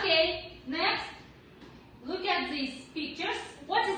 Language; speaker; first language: English; non-native, learner; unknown